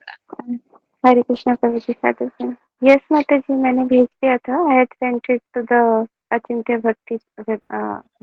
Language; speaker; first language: Hindi; non-native, local second language; Odia